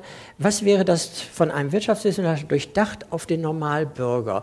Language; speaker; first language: German; native; German